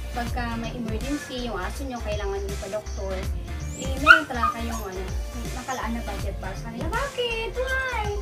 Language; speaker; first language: Filipino; non-native, local second language; Bikol